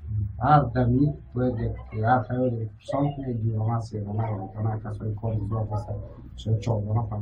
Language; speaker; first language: Persian; native; Persian